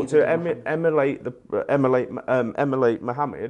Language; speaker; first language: English; native; English